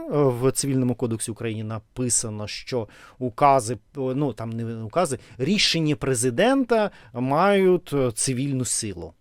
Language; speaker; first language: Ukrainian; non-native, learner; Russian